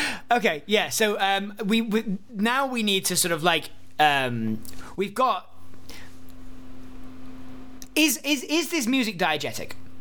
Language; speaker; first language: English; native; English